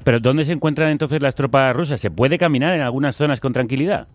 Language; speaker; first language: Spanish; native; Spanish